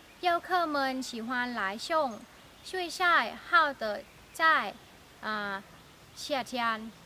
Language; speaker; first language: Chinese; non-native, learner; Thai